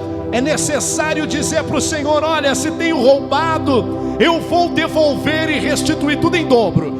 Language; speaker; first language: Portuguese; native; Portuguese